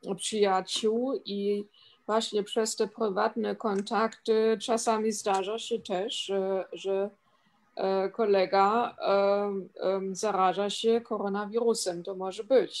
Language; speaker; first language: Polish; non-native, fluent; German